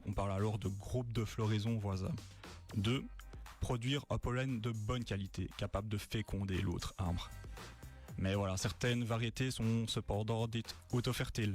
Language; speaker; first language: French; native; French